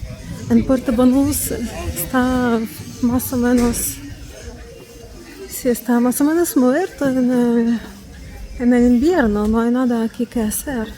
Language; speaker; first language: Spanish; non-native, fluent; Russian